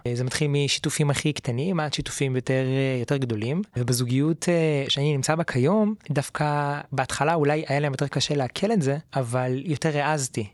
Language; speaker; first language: Hebrew; native; Hebrew